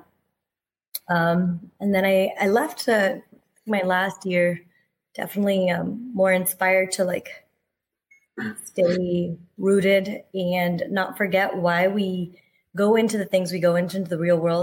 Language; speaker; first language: English; native; English